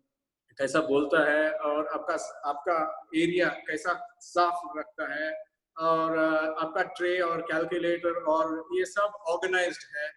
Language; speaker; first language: Hindi; non-native, local second language; Tamil